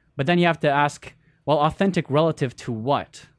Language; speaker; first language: English; early bilingual, other home language; Arabic